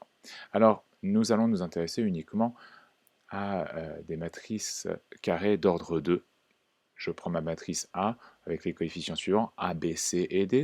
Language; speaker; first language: French; native; French